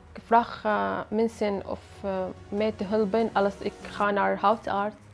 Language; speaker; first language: Dutch; non-native, learner; Arabic